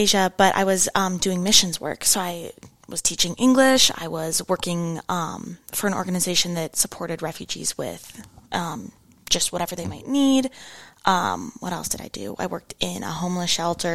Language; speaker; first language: English; native; English